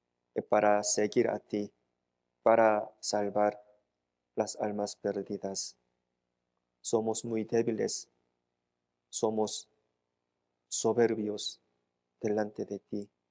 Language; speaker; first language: Spanish; non-native, fluent; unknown